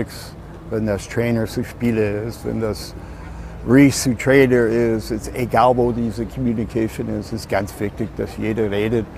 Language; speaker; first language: German; non-native, learner; English